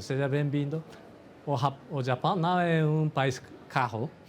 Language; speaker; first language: Portuguese; non-native, fluent; Japanese